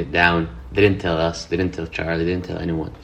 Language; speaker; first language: English; non-native, fluent; Arabic